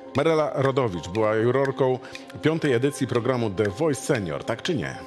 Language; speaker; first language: Polish; native; Polish